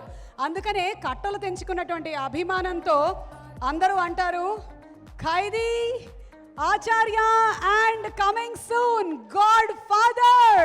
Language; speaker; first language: Telugu; native; Telugu